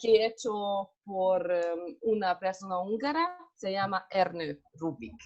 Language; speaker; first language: Spanish; non-native, learner; Hungarian